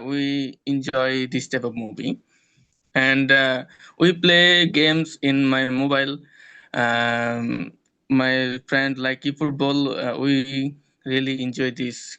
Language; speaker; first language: English; non-native, learner; Bangla